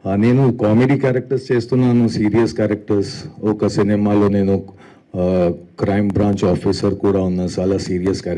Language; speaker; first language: Telugu; non-native, local second language; Hindi